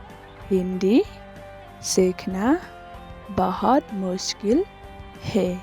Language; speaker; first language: Hindi; non-native, learner; Khasi